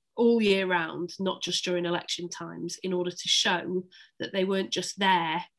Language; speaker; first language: English; native; English